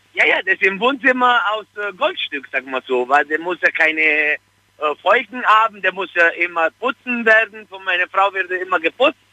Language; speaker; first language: German; non-native, fluent; Italian